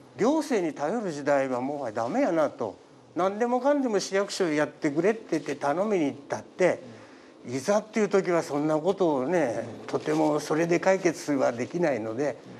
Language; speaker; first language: Japanese; native; Japanese